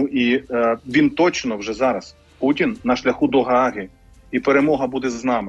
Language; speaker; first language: Ukrainian; native; Ukrainian